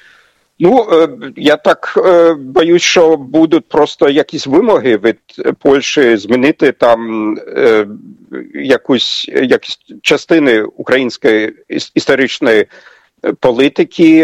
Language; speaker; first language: Ukrainian; non-native, fluent; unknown